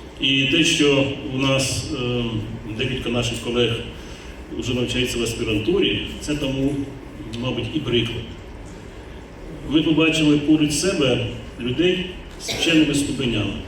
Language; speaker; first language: Ukrainian; native; Ukrainian